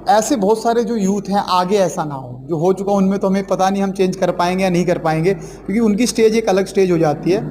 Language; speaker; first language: Hindi; native; Hindi